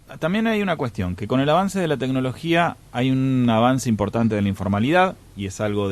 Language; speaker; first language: Spanish; native; Spanish